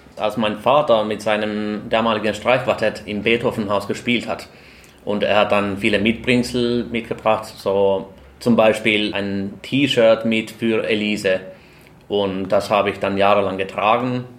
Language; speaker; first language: German; non-native, fluent; Finnish